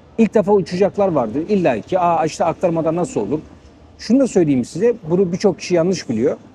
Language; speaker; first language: Turkish; native; Turkish